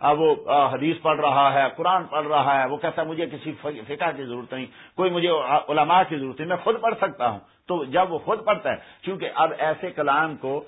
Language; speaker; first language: Urdu; native; Urdu